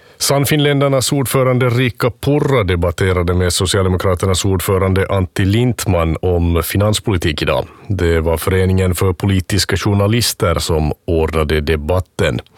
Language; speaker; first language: Swedish; native; Swedish